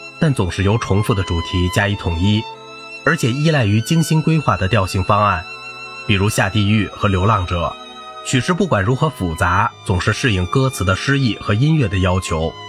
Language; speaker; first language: Chinese; native; Chinese